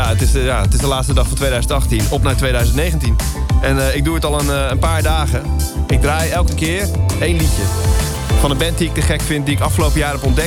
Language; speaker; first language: Dutch; native; Dutch